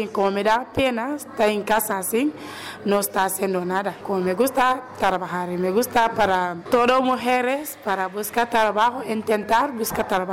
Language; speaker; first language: Spanish; non-native, learner; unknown